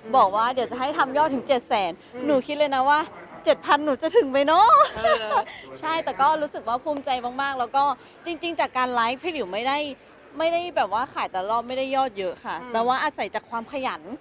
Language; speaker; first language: Thai; early bilingual, other home language; Vietnamese